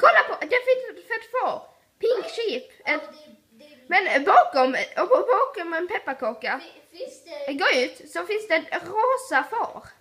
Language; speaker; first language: Swedish; early bilingual, other home language; Spanish